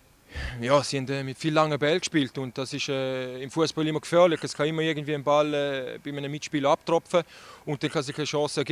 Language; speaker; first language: German; native; German